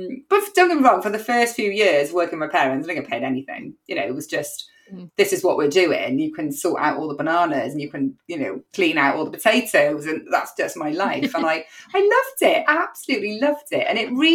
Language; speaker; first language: English; native; English